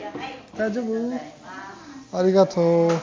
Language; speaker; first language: Japanese; non-native, learner; German